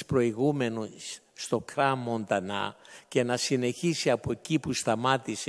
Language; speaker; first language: Greek; native; Greek